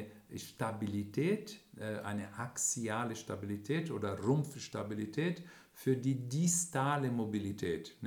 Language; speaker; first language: German; non-native, fluent; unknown